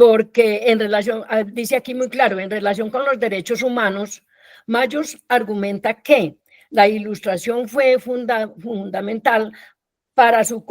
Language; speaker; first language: Spanish; native; Spanish